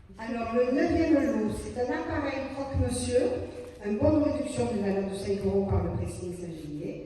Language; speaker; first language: French; native; French